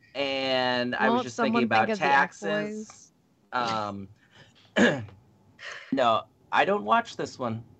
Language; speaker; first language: English; native; English